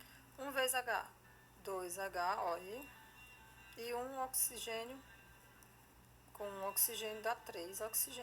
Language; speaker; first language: Portuguese; native; Portuguese